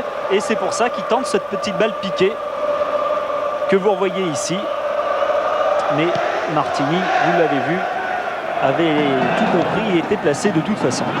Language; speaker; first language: French; native; French